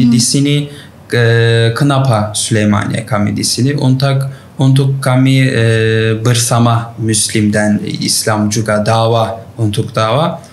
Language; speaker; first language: Indonesian; non-native, learner; Turkish